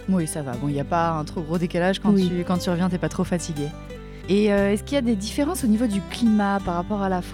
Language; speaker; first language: French; native; French